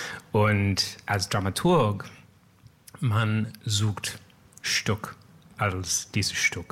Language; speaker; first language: German; non-native, learner; English